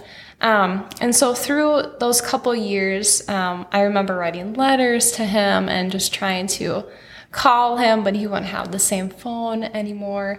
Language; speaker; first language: English; native; English